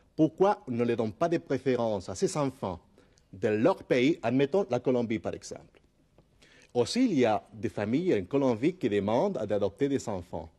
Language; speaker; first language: French; non-native, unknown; Spanish